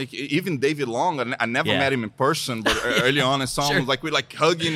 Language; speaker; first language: English; non-native, fluent; Portuguese